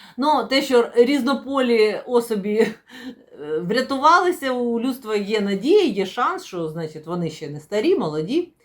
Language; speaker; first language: Ukrainian; non-native, local second language; Russian